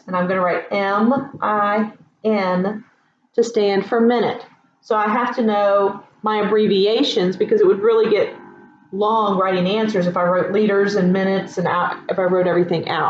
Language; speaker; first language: English; native; English